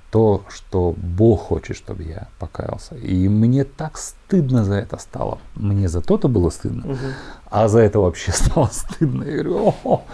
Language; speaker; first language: Russian; native; Russian